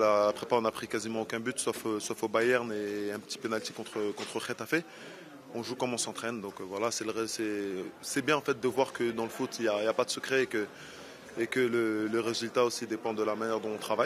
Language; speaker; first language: French; native; French